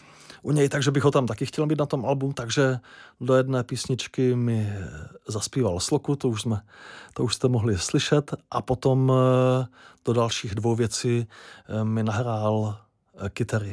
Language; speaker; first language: Czech; native; Czech